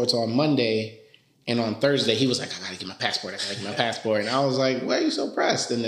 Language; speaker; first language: English; early bilingual, other home language; Spanish